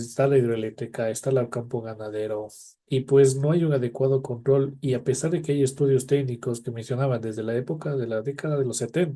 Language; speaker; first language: Spanish; native; Spanish